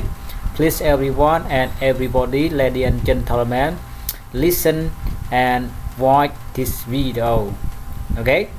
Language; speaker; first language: English; non-native, learner; Khmer